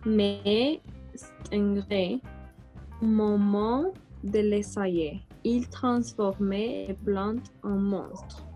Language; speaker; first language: French; non-native, learner; Spanish